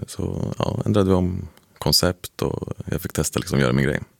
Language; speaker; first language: Swedish; native; Swedish